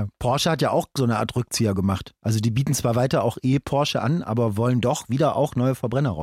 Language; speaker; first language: German; native; German